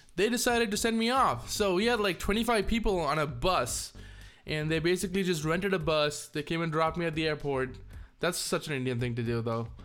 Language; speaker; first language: English; non-native, local second language; Tamil